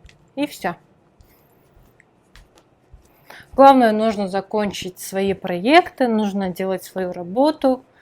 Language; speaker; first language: Russian; non-native, local second language; Kyrgyz